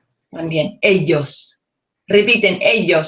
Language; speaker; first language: Spanish; non-native, learner; English